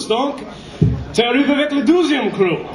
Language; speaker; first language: French; non-native, fluent; English